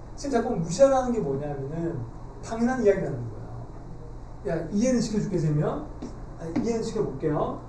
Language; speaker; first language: Korean; native; Korean